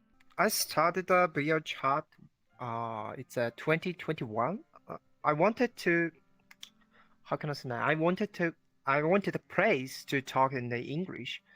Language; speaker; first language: English; non-native, learner; Japanese